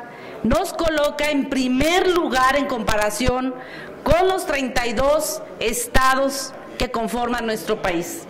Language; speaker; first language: Spanish; native; Spanish